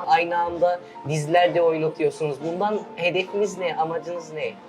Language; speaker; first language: Turkish; native; Turkish